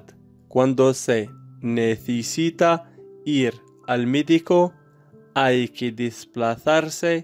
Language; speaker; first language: Spanish; non-native, learner; Arabic